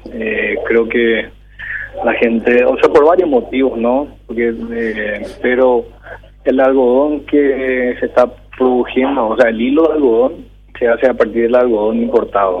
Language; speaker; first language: Spanish; early bilingual, other home language; Korean